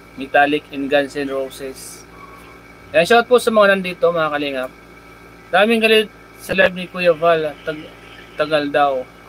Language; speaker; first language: Filipino; native; Filipino